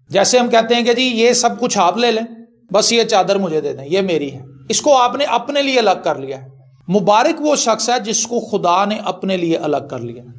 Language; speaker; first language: Urdu; non-native, local second language; Punjabi